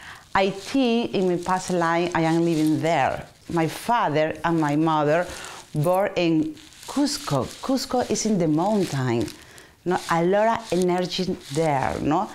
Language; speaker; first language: English; non-native, learner; Spanish